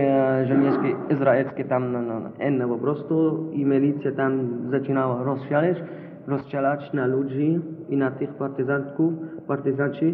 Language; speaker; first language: Polish; non-native, learner; Arabic